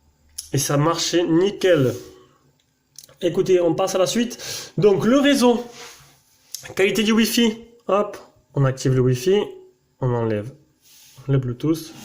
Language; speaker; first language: French; native; French